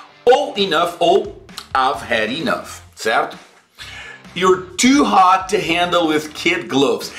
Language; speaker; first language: English; non-native, fluent; Portuguese